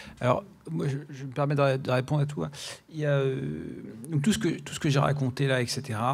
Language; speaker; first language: French; native; French